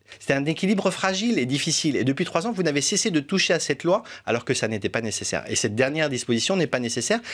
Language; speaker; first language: French; native; French